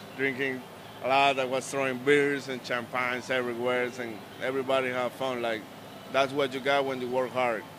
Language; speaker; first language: English; non-native, learner; Spanish